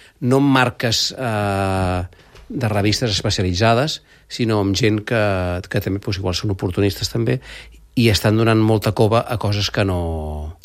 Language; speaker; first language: Catalan; native; Catalan